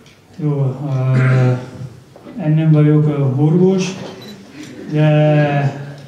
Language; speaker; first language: Hungarian; non-native, learner; Spanish